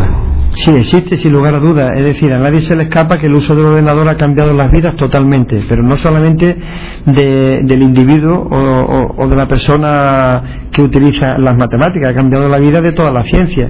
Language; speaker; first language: Spanish; native; Spanish